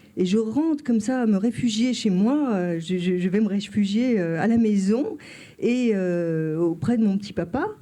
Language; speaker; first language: French; early bilingual, other home language; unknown